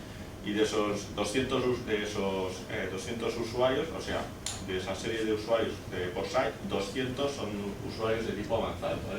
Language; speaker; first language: Spanish; native; Spanish